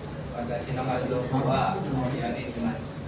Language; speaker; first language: Japanese; non-native, learner; Indonesian